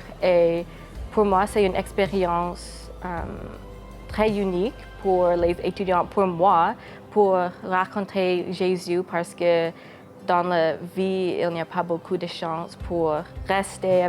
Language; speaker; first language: French; non-native, fluent; English